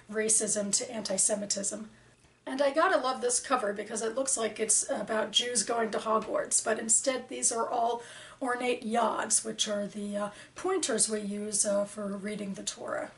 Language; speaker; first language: English; native; English